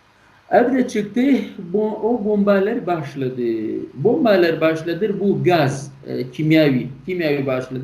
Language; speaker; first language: Turkish; non-native, learner; Kurdish